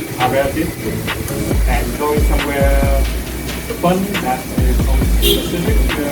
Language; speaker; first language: English; non-native, fluent; Vietnamese